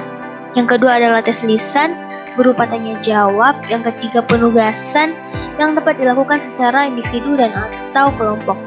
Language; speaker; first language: Indonesian; native; Indonesian